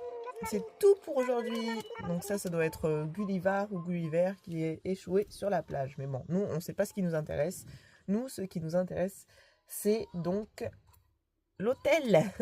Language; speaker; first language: French; native; French